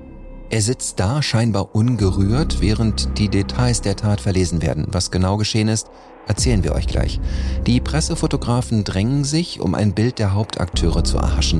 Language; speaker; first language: German; native; German